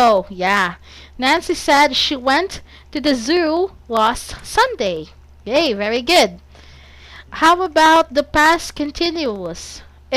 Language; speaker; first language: English; non-native, fluent; Cebuano